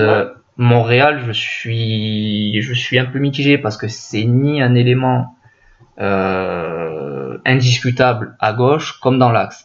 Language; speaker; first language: French; native; French